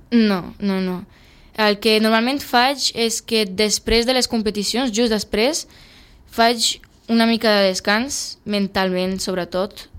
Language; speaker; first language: Catalan; early bilingual, other home language; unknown